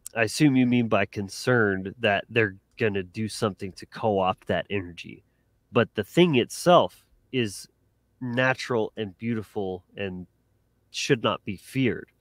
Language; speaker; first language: English; native; English